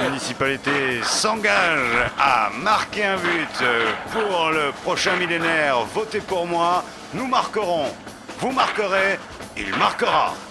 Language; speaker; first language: French; native; French